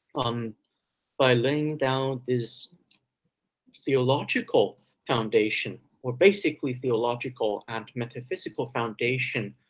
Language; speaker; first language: English; early bilingual, other home language; Chinese